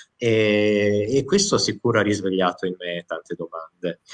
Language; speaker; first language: Italian; native; Italian